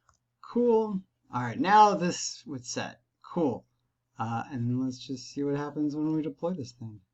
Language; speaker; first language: English; native; English